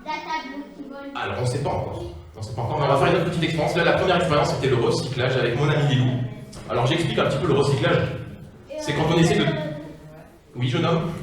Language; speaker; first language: French; native; French